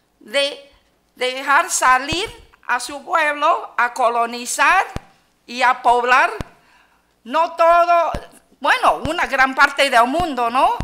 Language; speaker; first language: Spanish; non-native, fluent; Chinese